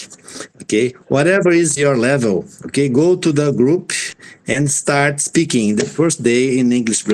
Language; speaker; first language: English; non-native, fluent; Portuguese